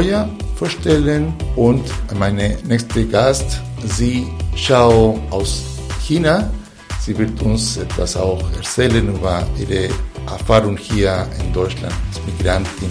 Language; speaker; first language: German; non-native, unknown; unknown